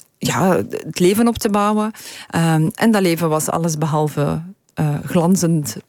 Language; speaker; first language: Dutch; early bilingual, other home language; Polish